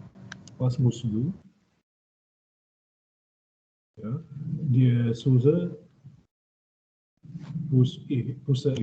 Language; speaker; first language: German; non-native, learner; Indonesian